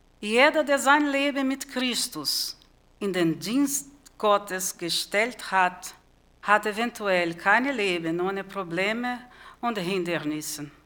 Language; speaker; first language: German; non-native, fluent; Portuguese